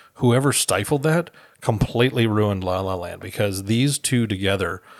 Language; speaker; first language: English; native; English